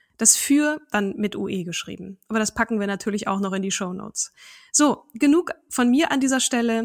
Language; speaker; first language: German; native; German